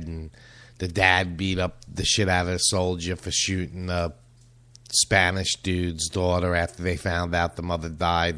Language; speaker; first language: English; native; English